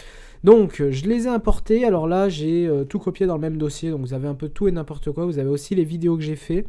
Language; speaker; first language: French; native; French